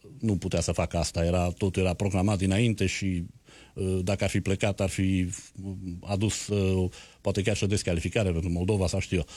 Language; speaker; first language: Romanian; native; Romanian